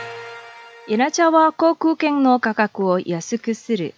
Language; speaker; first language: Japanese; non-native, fluent; Indonesian